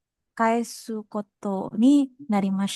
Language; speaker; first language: Japanese; non-native, learner; Indonesian